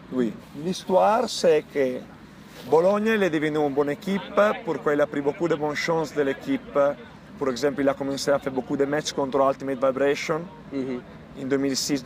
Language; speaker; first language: French; non-native, learner; Italian